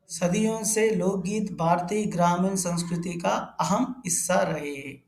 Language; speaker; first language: Hindi; non-native, local second language; Telugu